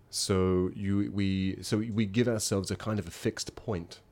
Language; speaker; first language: English; native; English